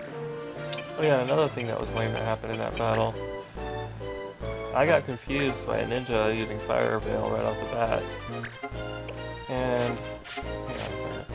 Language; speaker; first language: English; native; English